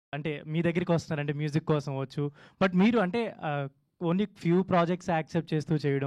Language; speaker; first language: Telugu; native; Telugu